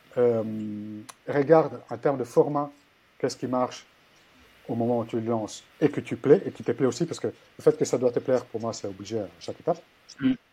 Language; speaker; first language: French; non-native, fluent; Italian